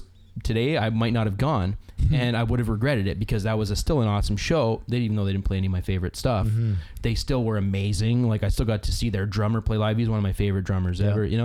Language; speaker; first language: English; native; English